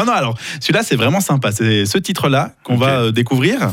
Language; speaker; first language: French; native; French